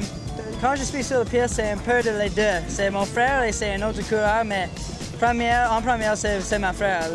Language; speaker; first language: French; non-native, learner; English